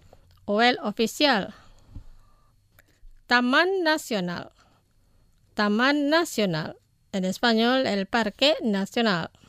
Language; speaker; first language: Spanish; non-native, fluent; Indonesian